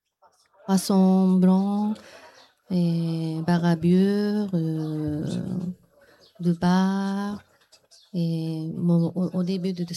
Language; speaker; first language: French; non-native, learner; Japanese